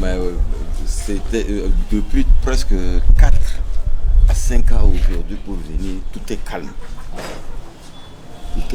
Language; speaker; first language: French; non-native, local second language; Sango